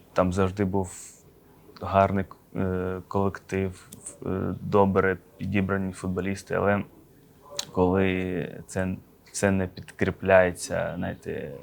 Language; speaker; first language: Ukrainian; native; Ukrainian